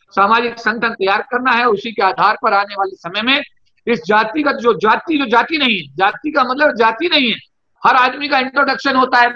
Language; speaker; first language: Hindi; native; Hindi